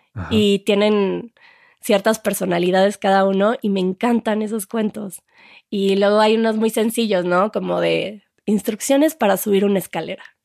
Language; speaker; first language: Spanish; native; Spanish